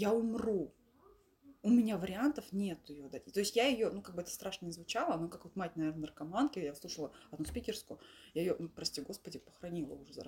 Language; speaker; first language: Russian; native; Russian